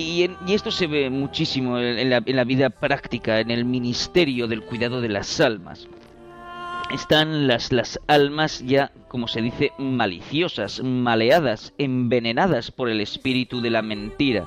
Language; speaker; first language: Spanish; native; Spanish